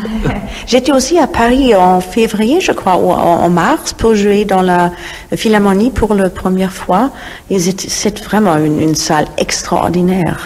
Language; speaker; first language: French; non-native, fluent; German